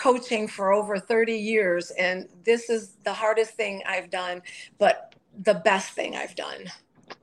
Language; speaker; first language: English; native; English